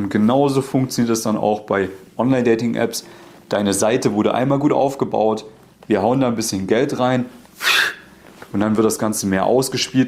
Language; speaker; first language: German; native; German